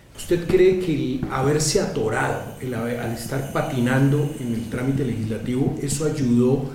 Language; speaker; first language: Spanish; native; Spanish